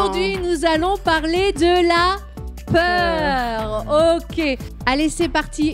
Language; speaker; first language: French; native; French